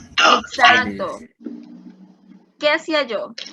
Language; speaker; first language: Spanish; native; Spanish